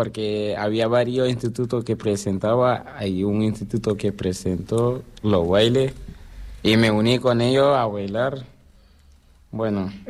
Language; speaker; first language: Spanish; non-native, fluent; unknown